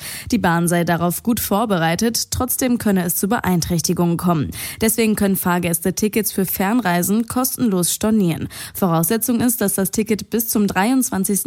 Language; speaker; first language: German; native; German